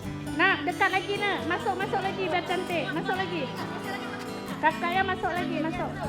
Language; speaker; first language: Indonesian; native; Indonesian